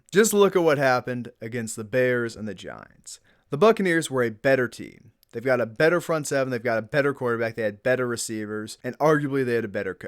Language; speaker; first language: English; native; English